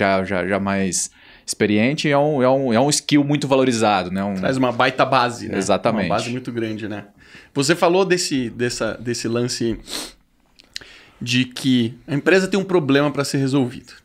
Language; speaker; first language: Portuguese; native; Portuguese